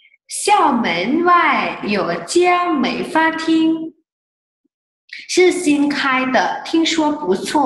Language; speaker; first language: Chinese; non-native, fluent; Thai